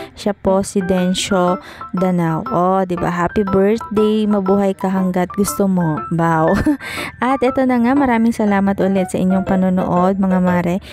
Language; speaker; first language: Filipino; non-native, local second language; Iloko